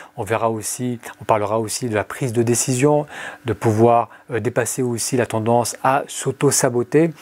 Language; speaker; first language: French; early bilingual, other home language; Arabic